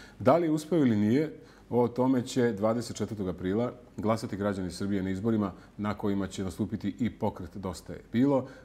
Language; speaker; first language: Serbian; native; Serbian